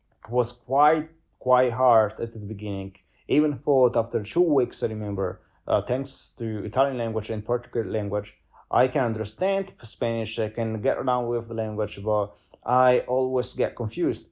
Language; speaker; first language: English; non-native, fluent; Italian